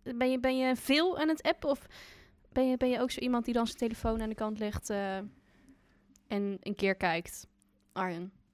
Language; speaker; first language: Dutch; native; Dutch